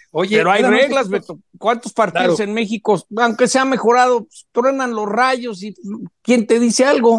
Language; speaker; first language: Spanish; native; Spanish